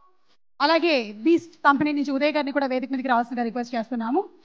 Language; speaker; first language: Telugu; native; Telugu